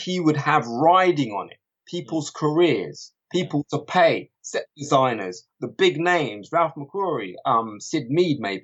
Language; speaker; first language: English; native; English